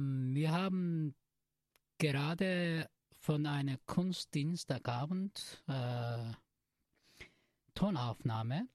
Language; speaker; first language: German; non-native, learner; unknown